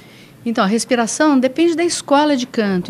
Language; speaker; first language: Portuguese; native; Portuguese